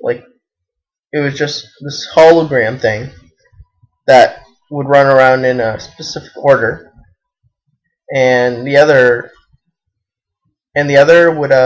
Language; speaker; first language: English; native; English